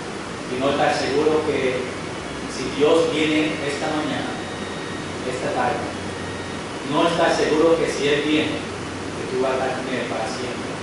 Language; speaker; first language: Spanish; non-native, fluent; English